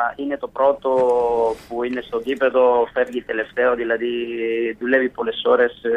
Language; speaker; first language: Greek; non-native, fluent; Italian